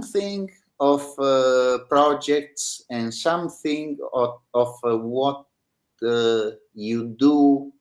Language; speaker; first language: English; non-native, learner; Italian